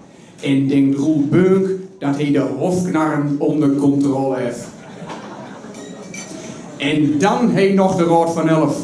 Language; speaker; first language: Dutch; native; Dutch